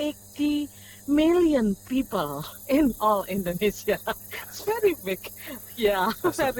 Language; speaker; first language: English; non-native, learner; Indonesian